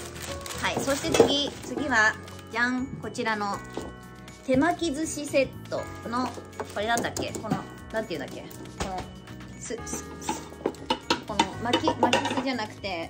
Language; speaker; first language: Japanese; native; Japanese